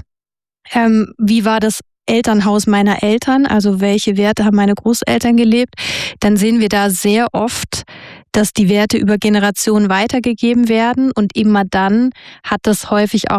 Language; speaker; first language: German; native; German